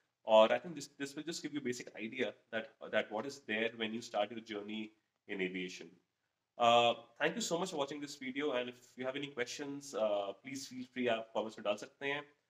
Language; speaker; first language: English; non-native, local second language; Hindi